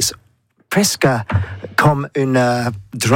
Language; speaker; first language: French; non-native, learner; English